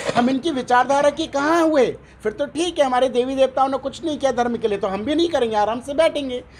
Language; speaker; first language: Hindi; native; Hindi